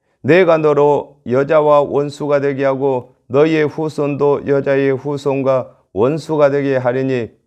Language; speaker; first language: Korean; native; Korean